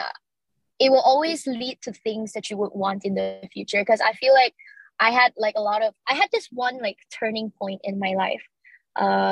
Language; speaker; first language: English; non-native, local second language; Chinese